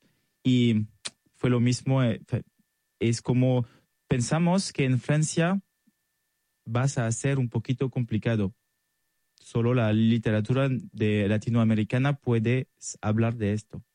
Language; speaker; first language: Spanish; non-native, fluent; French